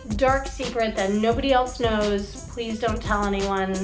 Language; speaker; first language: English; native; English